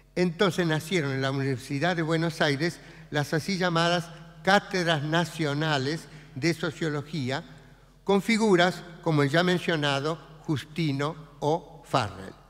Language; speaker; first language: Spanish; native; Spanish